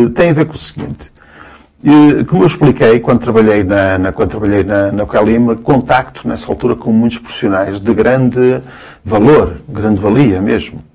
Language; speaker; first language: Portuguese; early bilingual, other home language; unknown